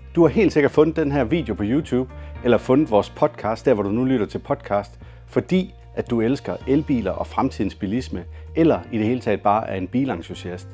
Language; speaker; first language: Danish; native; Danish